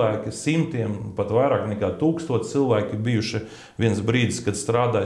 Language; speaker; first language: Latvian; native; Latvian